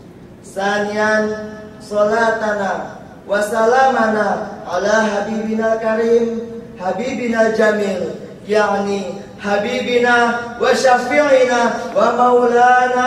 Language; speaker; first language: Arabic; non-native, learner; Indonesian